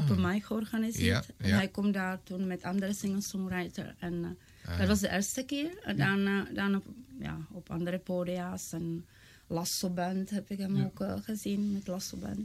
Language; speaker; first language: Dutch; non-native, fluent; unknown